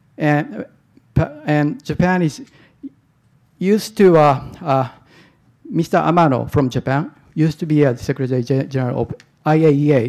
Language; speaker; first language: English; non-native, fluent; Japanese